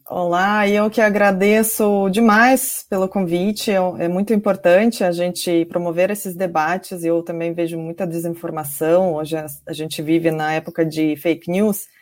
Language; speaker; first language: Portuguese; non-native, fluent; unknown